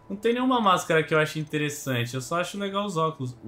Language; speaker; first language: Portuguese; native; Portuguese